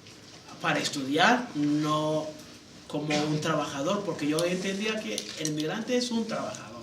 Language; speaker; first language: Spanish; non-native, fluent; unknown